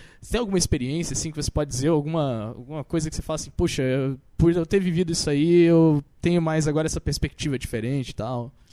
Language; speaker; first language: Portuguese; native; Portuguese